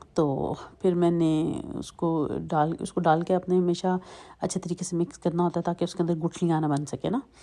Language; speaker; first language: Urdu; native; Urdu